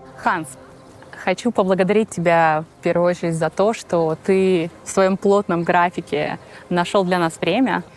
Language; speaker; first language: Russian; native; Russian